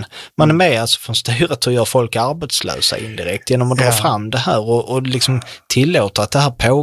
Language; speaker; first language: Swedish; native; Swedish